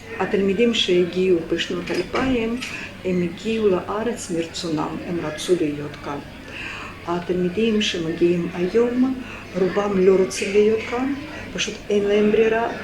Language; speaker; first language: Hebrew; non-native, fluent; Russian